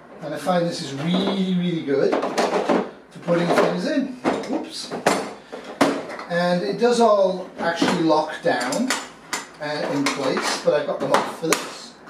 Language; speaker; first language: English; native; English